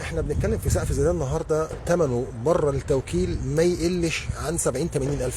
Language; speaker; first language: Arabic; native; Arabic